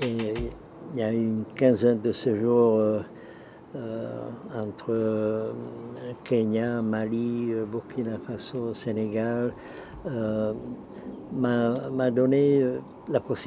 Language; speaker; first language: French; non-native, fluent; Czech